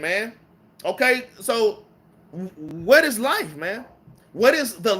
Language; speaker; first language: English; native; English